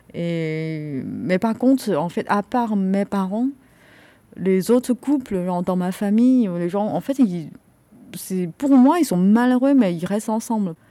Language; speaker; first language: French; non-native, fluent; Chinese